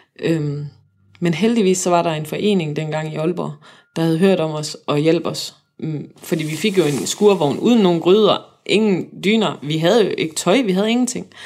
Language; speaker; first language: Danish; native; Danish